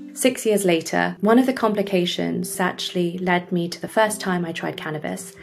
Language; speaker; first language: English; native; English